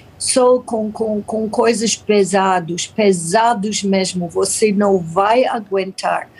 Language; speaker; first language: Portuguese; non-native, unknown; English